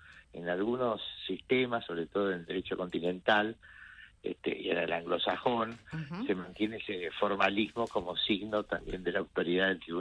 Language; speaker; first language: Spanish; native; Spanish